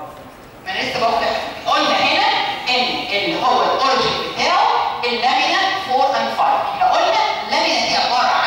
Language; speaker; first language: Arabic; native; Arabic